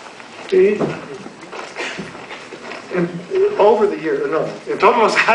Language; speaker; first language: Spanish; non-native, learner; English